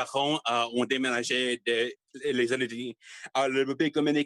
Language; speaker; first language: French; non-native, learner; English